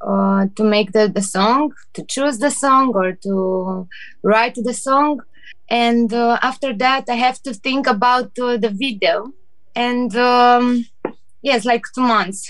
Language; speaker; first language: English; non-native, learner; Romanian